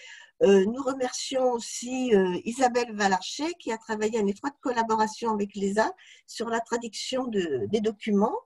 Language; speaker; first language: French; native; French